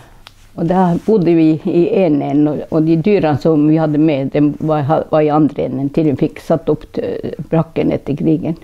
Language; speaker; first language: Norwegian; non-native, local second language; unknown